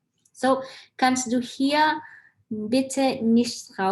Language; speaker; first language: German; non-native, fluent; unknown